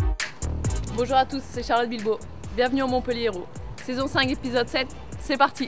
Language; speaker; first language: French; native; French